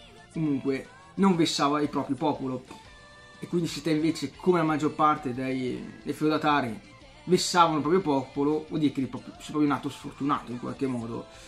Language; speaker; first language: Italian; native; Italian